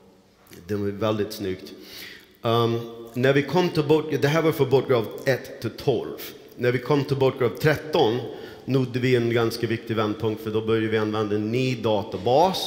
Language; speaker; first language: Swedish; non-native, fluent; English